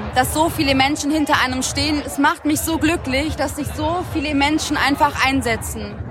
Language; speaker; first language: German; native; German